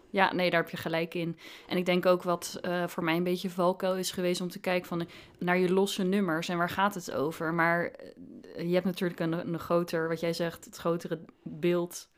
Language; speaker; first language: Dutch; native; Dutch